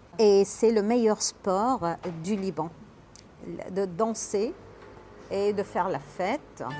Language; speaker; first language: French; non-native, local second language; Arabic